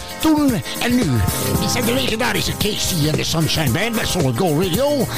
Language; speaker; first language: Dutch; native; Dutch